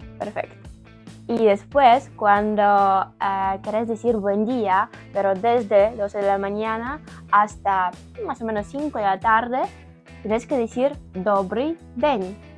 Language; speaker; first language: Spanish; non-native, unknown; Ukrainian